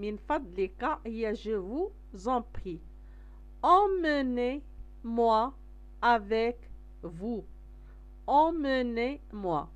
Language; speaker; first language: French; non-native, local second language; Arabic